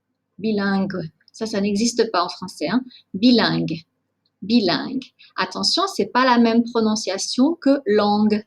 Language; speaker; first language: French; native; French